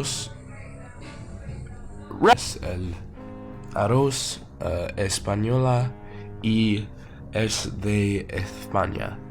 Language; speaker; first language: Spanish; non-native, learner; English